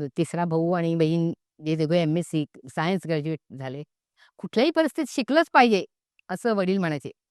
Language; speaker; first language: Marathi; non-native, local second language; Konkani